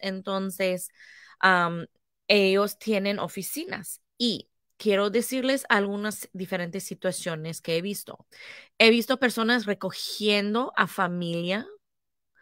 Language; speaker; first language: Spanish; non-native, fluent; English